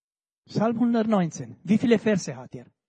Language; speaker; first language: German; non-native, fluent; Romanian